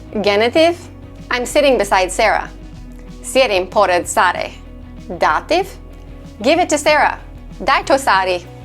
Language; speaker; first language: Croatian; non-native, learner; English